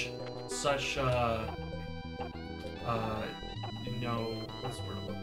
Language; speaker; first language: English; native; English